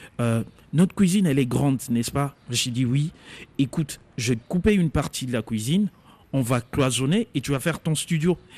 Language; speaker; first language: French; non-native, local second language; Lingala